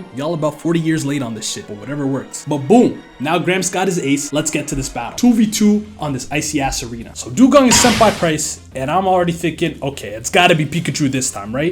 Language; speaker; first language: English; native; English